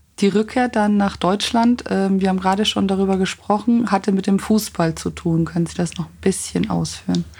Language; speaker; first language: German; native; German